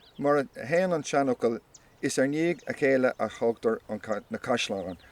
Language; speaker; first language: Irish; non-native, local second language; English